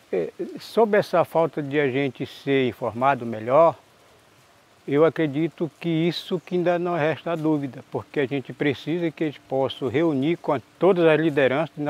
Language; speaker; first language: Portuguese; native; Portuguese